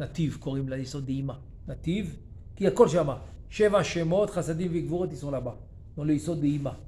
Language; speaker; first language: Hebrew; non-native, fluent; French